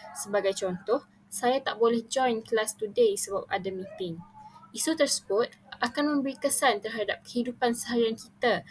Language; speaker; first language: Malay; native; Malay